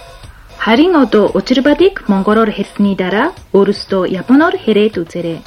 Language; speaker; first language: Mongolian; non-native, fluent; Japanese